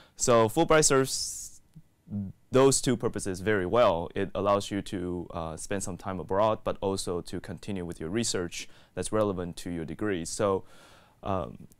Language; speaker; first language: English; native; English